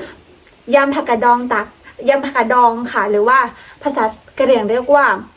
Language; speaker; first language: Thai; non-native, local second language; Karen languages